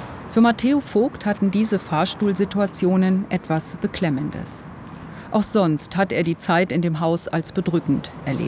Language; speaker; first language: German; native; German